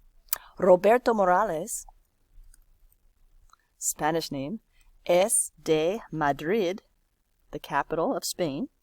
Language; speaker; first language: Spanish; non-native, fluent; English